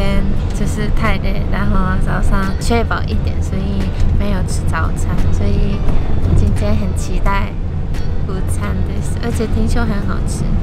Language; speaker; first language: Chinese; non-native, fluent; Japanese